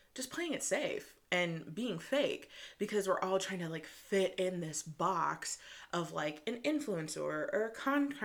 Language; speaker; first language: English; native; English